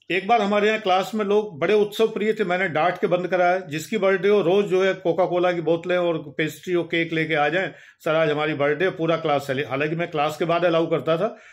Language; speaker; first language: Hindi; native; Hindi